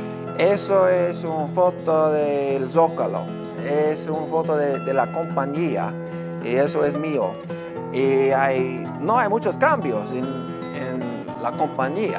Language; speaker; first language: Spanish; non-native, learner; English